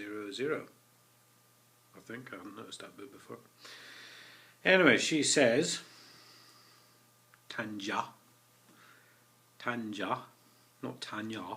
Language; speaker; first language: English; native; English